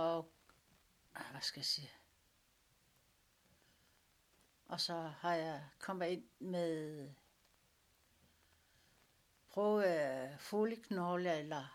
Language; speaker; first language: Danish; non-native, local second language; Kalaallisut